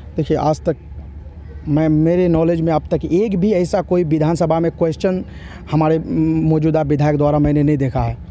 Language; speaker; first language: Hindi; native; Hindi